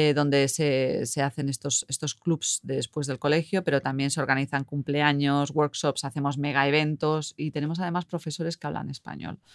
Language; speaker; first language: Spanish; native; Spanish